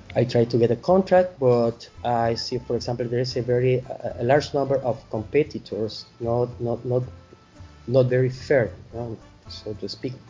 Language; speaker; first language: English; non-native, fluent; Spanish